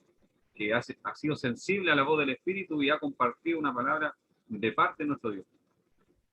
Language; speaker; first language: Spanish; native; Spanish